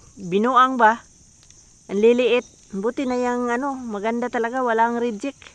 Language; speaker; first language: Filipino; native; Filipino